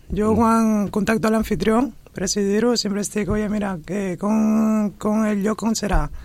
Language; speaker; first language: Catalan; non-native, fluent; Spanish